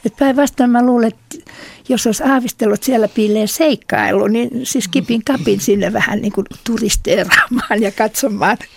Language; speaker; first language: Finnish; native; Finnish